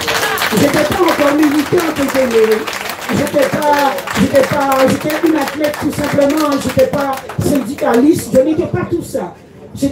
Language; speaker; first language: French; native; French